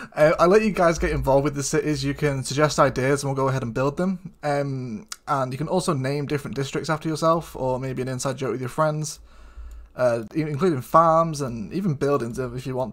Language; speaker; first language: English; native; English